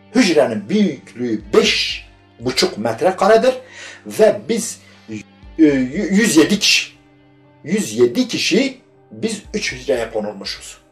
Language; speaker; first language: Turkish; non-native, local second language; Kurdish